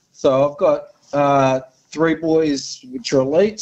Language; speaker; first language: English; native; English